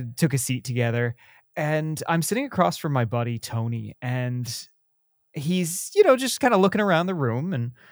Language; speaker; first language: English; native; English